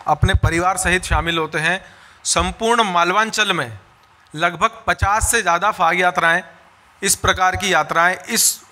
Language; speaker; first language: Hindi; native; Hindi